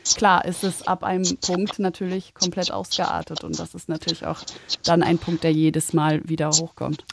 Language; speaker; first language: German; native; German